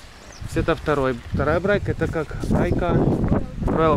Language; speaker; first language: Russian; native; Russian